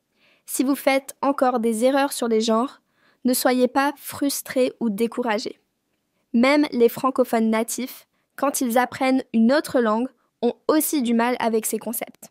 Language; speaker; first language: French; non-native, fluent; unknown